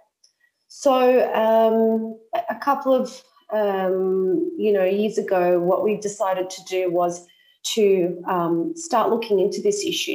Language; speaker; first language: English; native; English